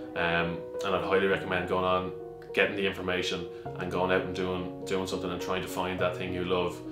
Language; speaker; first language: English; native; English